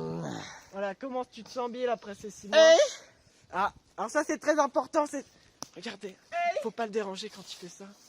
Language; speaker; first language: French; native; French